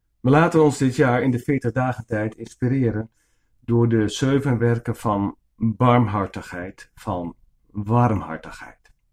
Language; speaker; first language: Dutch; non-native, local second language; Western Frisian